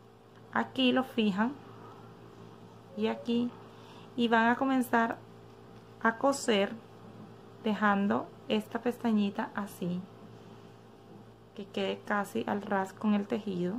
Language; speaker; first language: Spanish; native; Spanish